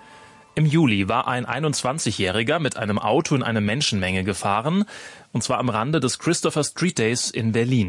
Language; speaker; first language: German; native; German